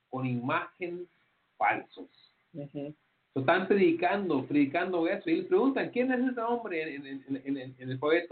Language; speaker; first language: Spanish; early bilingual, heritage; Spanish